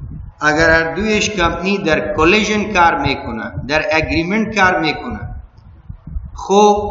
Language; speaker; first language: Persian; non-native, local second language; Pashto